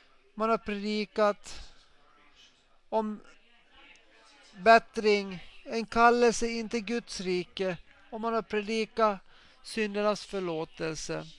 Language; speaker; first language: Swedish; non-native, local second language; Finnish